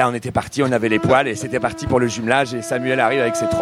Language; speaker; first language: French; native; French